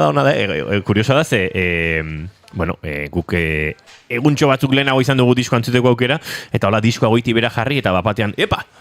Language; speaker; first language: Basque; native; Basque